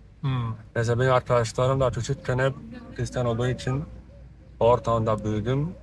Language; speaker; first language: Turkish; non-native, learner; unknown